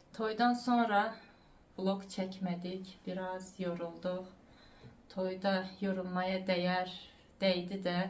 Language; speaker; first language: Azerbaijani; early bilingual, heritage; Azerbaijani